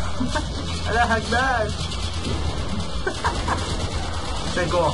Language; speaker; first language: Spanish; native; Spanish